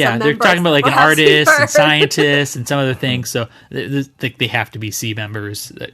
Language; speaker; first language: English; native; English